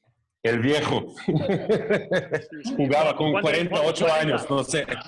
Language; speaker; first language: Spanish; non-native, fluent; Croatian